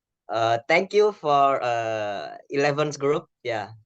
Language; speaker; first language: English; non-native, learner; Indonesian